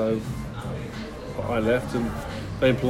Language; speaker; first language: English; native; English